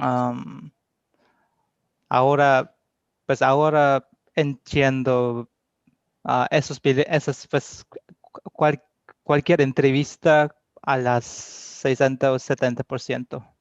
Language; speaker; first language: Spanish; non-native, learner; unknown